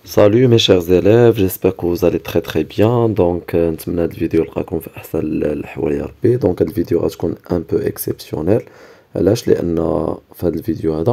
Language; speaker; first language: French; non-native, local second language; Arabic